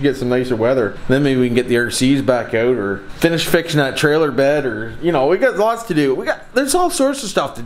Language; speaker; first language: English; native; English